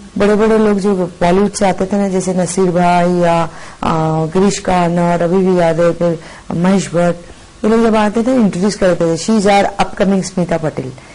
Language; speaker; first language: Hindi; non-native, local second language; Bangla